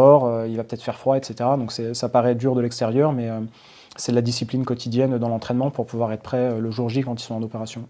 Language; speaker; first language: French; native; French